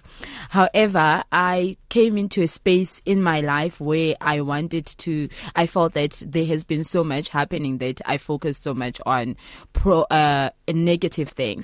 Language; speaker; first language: English; non-native, local second language; Xhosa